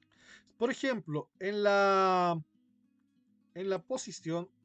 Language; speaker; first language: Spanish; native; Spanish